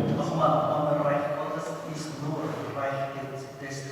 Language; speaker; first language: German; non-native, learner; Indonesian